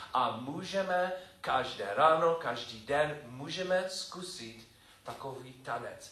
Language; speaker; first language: Czech; non-native, learner; English